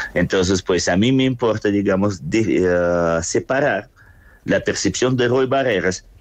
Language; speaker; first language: Spanish; non-native, fluent; Russian